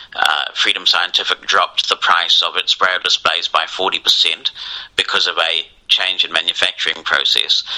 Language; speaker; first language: English; native; English